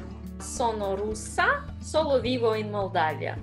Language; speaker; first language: Italian; non-native, learner; Russian